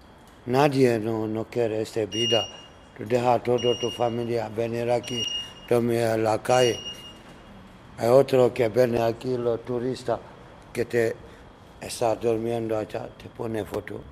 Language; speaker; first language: Spanish; non-native, learner; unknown